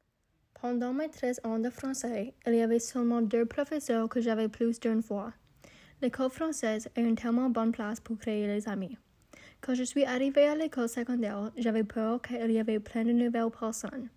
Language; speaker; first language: French; non-native, local second language; English